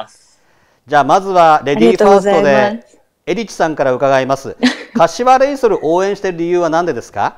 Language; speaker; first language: Japanese; native; Japanese